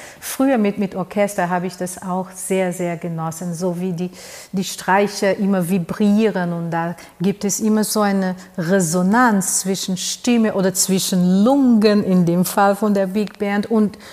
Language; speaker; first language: German; non-native, fluent; Portuguese